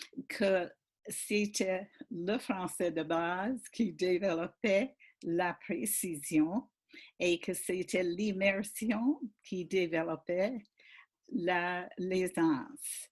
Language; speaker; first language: French; non-native, fluent; English